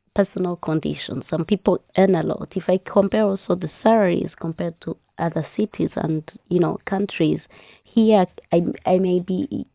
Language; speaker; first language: English; non-native, local second language; Kinyarwanda